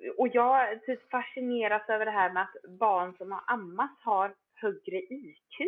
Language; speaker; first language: Swedish; native; Swedish